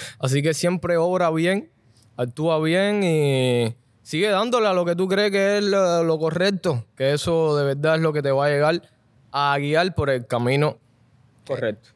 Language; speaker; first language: Spanish; native; Spanish